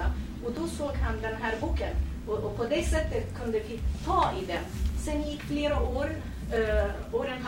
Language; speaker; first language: Swedish; non-native, fluent; Kurdish